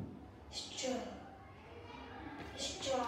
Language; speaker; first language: English; non-native, learner; Vietnamese